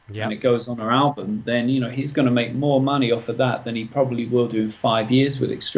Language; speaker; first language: English; native; English